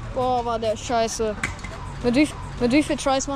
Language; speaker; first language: German; native; German